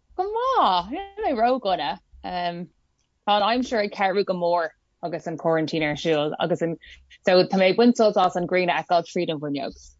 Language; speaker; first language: Irish; non-native, local second language; English